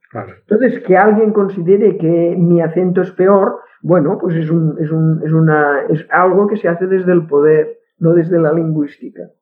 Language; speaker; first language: Spanish; non-native, local second language; Catalan